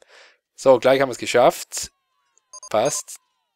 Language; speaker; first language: German; native; German